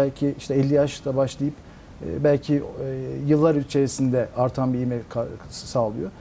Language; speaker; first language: Turkish; native; Turkish